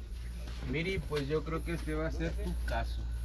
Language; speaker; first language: Spanish; native; Spanish